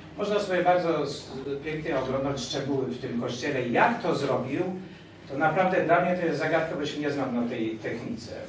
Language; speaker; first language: Polish; native; Polish